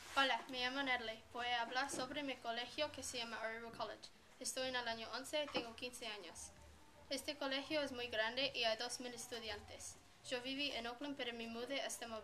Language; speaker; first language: Spanish; non-native, learner; English